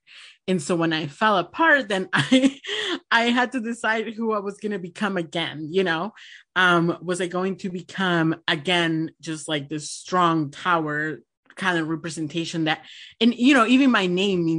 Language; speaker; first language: English; non-native, fluent; Spanish